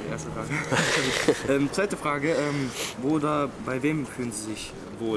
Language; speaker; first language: German; native; German